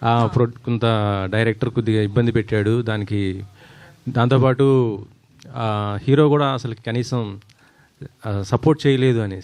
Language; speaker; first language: Telugu; native; Telugu